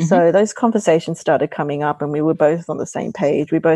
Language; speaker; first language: English; native; English